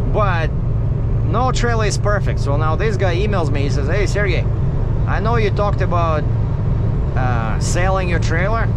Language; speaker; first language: English; native; English